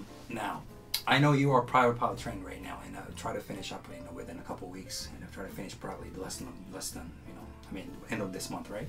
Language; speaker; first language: English; non-native, fluent; Japanese